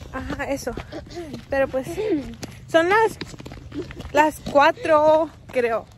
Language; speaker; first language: Spanish; early bilingual, heritage; Spanish